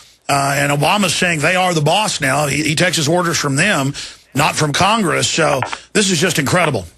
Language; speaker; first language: English; native; English